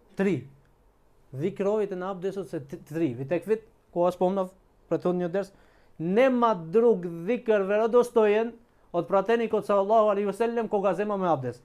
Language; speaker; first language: Macedonian; non-native, local second language; Albanian